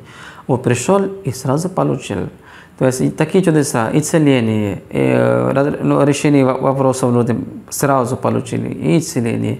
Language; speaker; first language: Russian; non-native, fluent; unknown